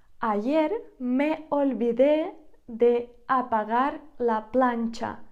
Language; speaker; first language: Spanish; non-native, fluent; Ukrainian